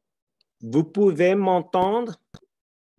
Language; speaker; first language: French; non-native, learner; English